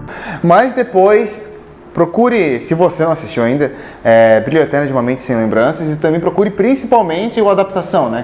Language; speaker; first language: Portuguese; native; Portuguese